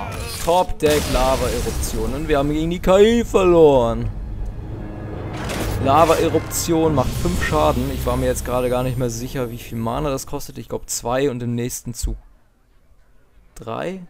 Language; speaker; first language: German; native; German